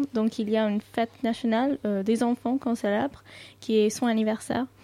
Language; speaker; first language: French; non-native, fluent; Sindhi